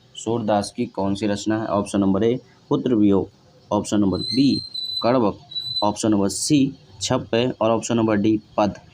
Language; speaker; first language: Hindi; native; Hindi